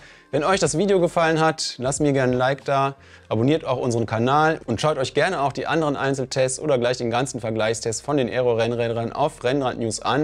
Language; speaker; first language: German; native; German